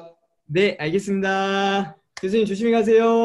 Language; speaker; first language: Korean; native; Korean